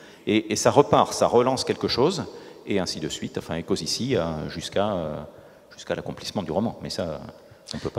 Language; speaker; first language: French; native; French